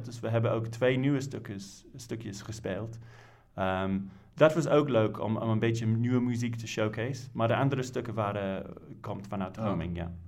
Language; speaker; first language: Dutch; non-native, fluent; English